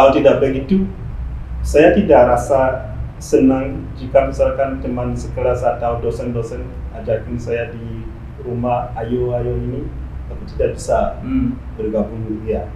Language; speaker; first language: Indonesian; non-native, fluent; Rundi